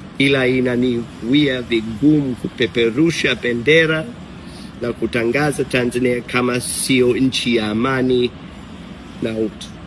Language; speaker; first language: Swahili; non-native, fluent; English